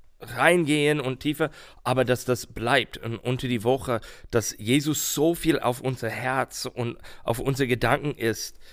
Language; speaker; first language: German; non-native, fluent; English